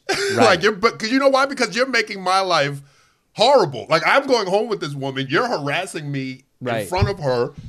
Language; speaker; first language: English; native; English